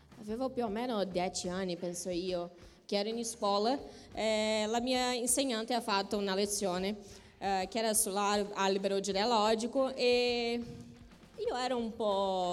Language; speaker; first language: Italian; non-native, learner; Portuguese